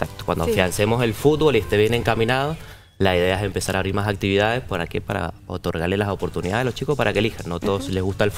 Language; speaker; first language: Spanish; native; Spanish